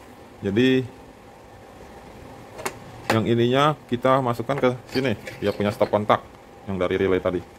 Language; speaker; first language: Indonesian; native; Indonesian